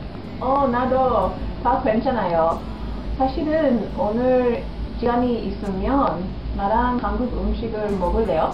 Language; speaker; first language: Korean; non-native, learner; English